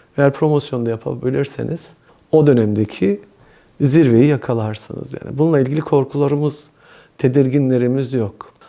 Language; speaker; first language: Turkish; early bilingual, heritage; Turkish